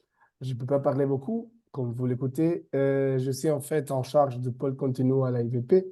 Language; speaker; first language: French; non-native, fluent; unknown